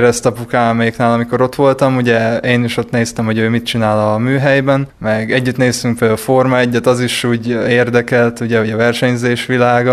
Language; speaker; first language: Hungarian; native; Hungarian